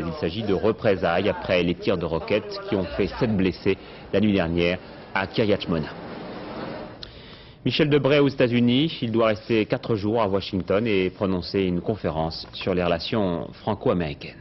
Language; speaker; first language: French; native; French